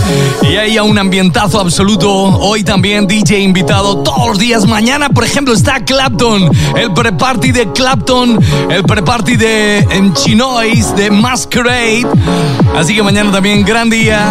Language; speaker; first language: Spanish; native; Spanish